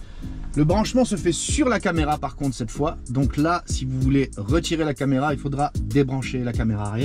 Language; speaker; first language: French; native; French